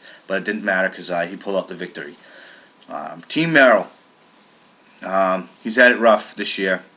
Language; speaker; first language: English; native; English